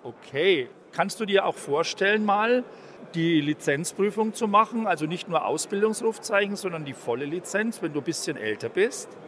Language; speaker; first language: German; native; German